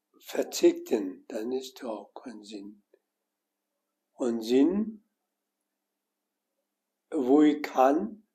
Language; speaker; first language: German; non-native, learner; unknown